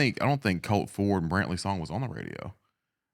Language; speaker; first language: English; native; English